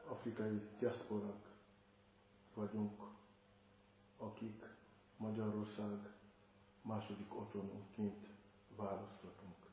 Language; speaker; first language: Hungarian; non-native, fluent; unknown